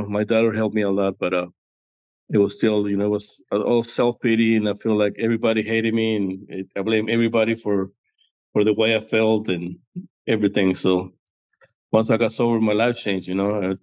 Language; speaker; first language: English; non-native, fluent; Spanish